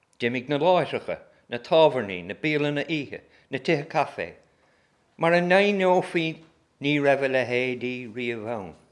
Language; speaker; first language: Irish; native; Irish